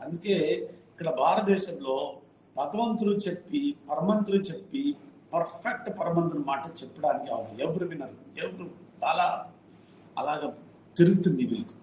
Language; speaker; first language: Telugu; non-native, fluent; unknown